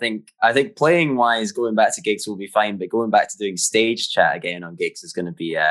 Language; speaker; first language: English; native; English